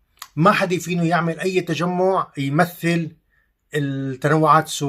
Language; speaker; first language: Arabic; native; Arabic